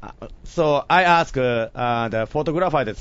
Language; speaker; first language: English; non-native, learner; Japanese